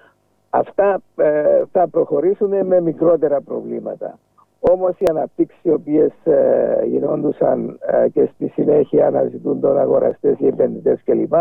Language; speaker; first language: Greek; native; Greek